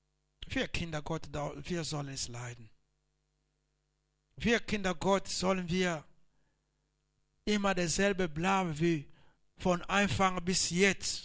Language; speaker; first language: German; non-native, learner; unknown